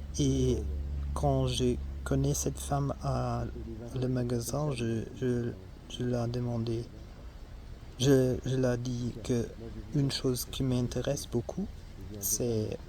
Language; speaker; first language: French; non-native, learner; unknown